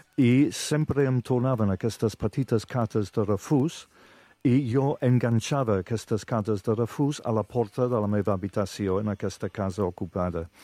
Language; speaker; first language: Catalan; non-native, fluent; English